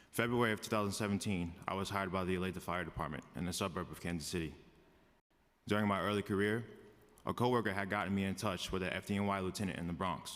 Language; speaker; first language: English; native; English